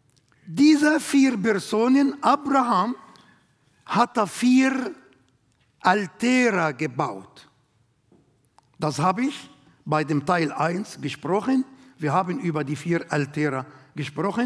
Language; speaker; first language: German; non-native, learner; Arabic